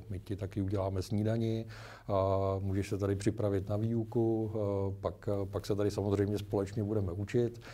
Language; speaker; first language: Czech; native; Czech